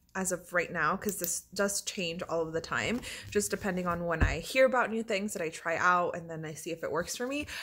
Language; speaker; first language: English; early bilingual, other home language; Spanish